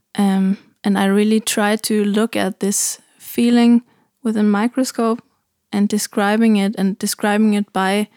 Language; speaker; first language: English; non-native, fluent; German